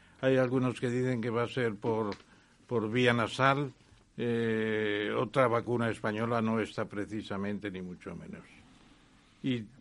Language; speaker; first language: Spanish; native; Spanish